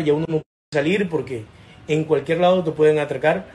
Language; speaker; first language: Spanish; native; Spanish